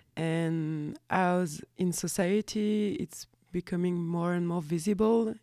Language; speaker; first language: English; non-native, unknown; French